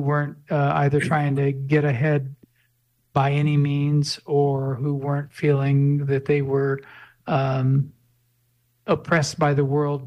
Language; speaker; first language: English; native; English